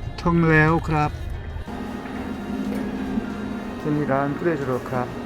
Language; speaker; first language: Thai; non-native, learner; Korean